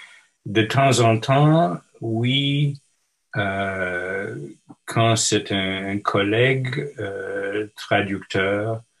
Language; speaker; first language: French; non-native, local second language; English